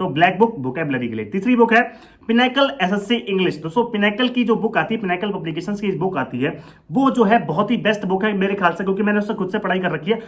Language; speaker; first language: Hindi; native; Hindi